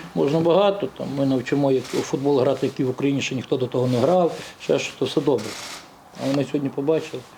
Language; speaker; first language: Ukrainian; native; Ukrainian